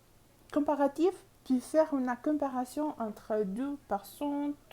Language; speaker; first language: French; non-native, learner; Spanish